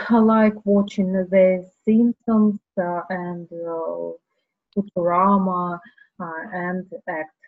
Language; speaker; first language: English; non-native, learner; Russian